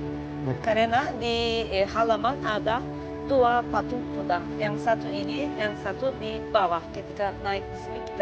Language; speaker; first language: Indonesian; non-native, fluent; Turkish